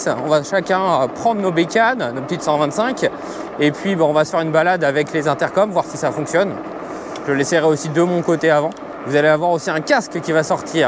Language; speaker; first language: French; native; French